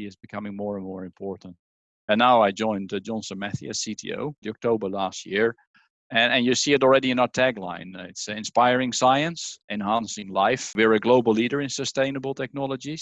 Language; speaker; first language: English; non-native, fluent; Dutch